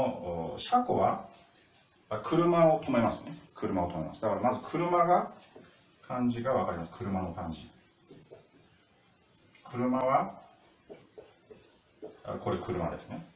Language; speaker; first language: Japanese; non-native, fluent; Russian